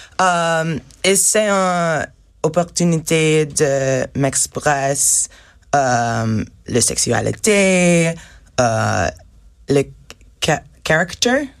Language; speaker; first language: French; non-native, learner; English